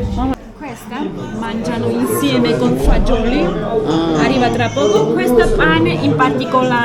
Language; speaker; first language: Italian; non-native, learner; Georgian